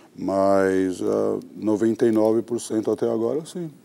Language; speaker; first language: Portuguese; native; Portuguese